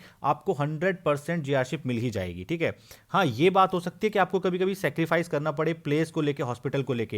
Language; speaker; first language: Hindi; native; Hindi